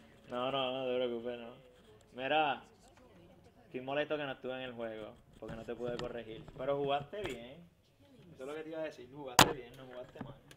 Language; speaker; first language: Spanish; native; Spanish